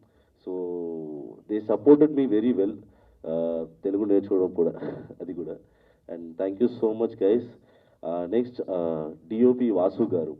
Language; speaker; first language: Telugu; non-native, fluent; Tamil